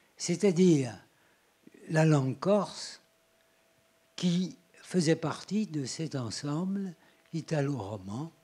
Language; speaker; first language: French; native; French